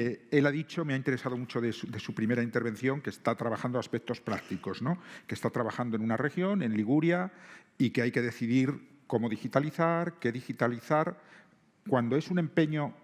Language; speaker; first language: Spanish; native; Spanish